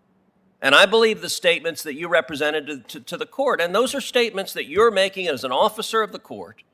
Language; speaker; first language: English; native; English